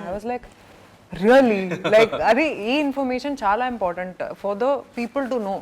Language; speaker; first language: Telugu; non-native, fluent; Hindi